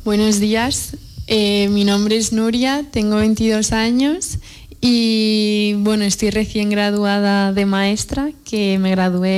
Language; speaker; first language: Spanish; native; Spanish